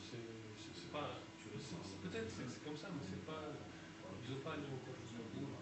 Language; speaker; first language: French; non-native, fluent; Russian